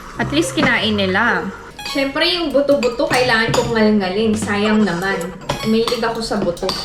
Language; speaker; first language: Filipino; native; Filipino